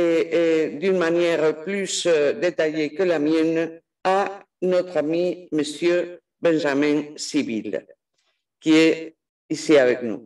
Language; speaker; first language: French; non-native, fluent; Spanish